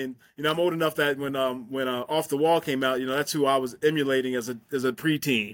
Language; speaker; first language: English; native; English